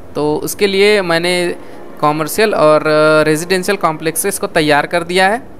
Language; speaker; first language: Hindi; native; Hindi